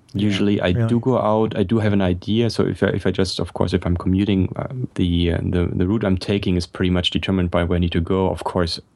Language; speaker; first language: English; non-native, fluent; German